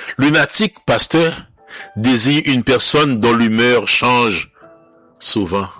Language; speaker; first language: French; non-native, local second language; Haitian Creole